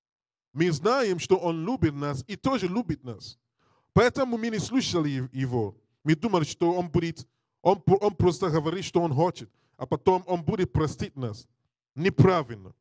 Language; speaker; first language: Russian; non-native, learner; English